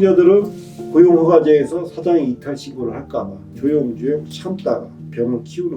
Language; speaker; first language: Korean; native; Korean